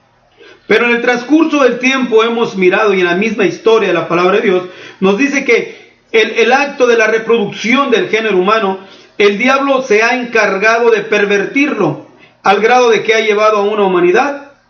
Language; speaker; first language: Spanish; native; Spanish